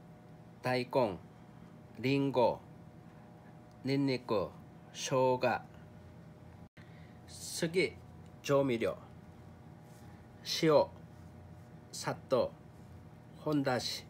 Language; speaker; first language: Japanese; non-native, fluent; Korean